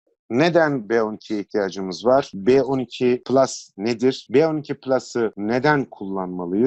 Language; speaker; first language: Turkish; native; Turkish